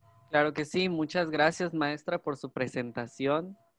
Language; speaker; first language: Spanish; native; Spanish